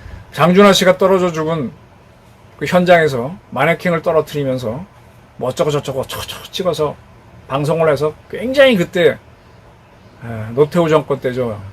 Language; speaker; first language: Korean; native; Korean